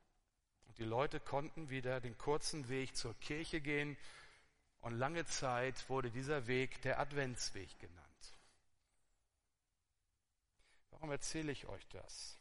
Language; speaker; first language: German; native; German